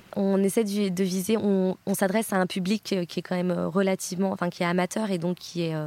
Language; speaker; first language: French; native; French